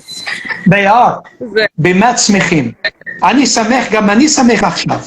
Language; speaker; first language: Hebrew; non-native, learner; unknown